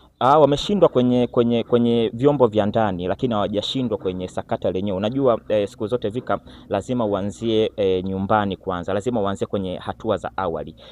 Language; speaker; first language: Swahili; native; Swahili